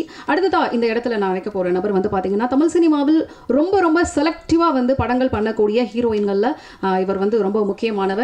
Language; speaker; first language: Tamil; native; Tamil